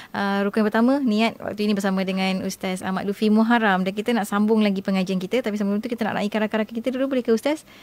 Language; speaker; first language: Malay; native; Malay